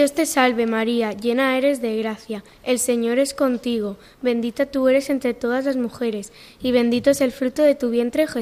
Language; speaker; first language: Spanish; native; Spanish